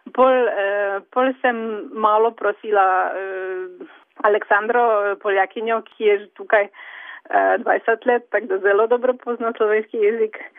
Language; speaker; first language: Slovenian; non-native, fluent; Polish